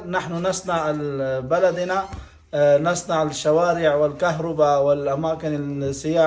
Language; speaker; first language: Arabic; non-native, fluent; Pashto